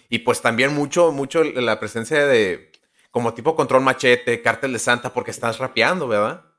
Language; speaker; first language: Spanish; native; Spanish